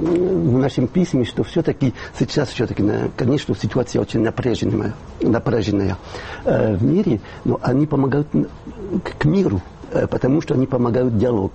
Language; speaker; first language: Russian; non-native, fluent; French